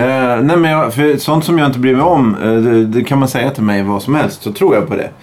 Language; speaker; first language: Swedish; native; Swedish